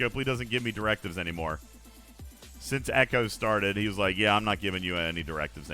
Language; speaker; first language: English; native; English